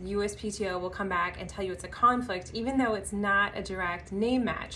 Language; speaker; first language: English; native; English